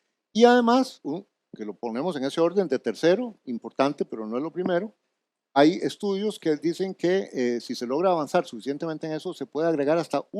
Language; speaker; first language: Spanish; native; Spanish